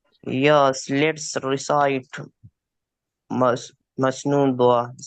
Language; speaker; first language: English; non-native, learner; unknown